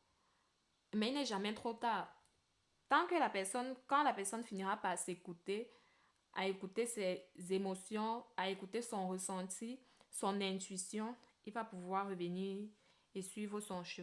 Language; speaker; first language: French; native; French